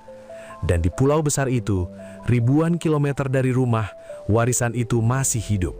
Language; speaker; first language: Indonesian; native; Indonesian